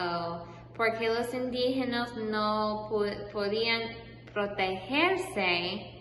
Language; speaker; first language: Spanish; non-native, fluent; English